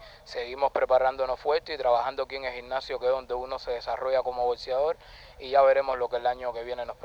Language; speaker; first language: Spanish; native; Spanish